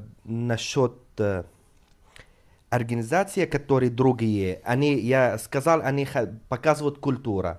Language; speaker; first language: Russian; non-native, fluent; Arabic